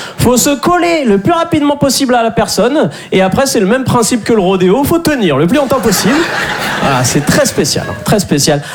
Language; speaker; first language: French; native; French